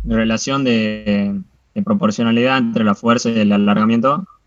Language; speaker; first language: Spanish; native; Spanish